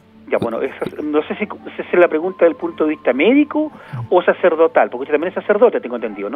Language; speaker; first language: Spanish; native; Spanish